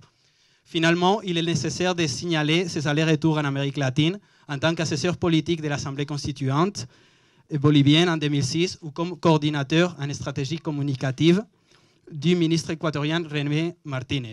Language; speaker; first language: French; non-native, fluent; Spanish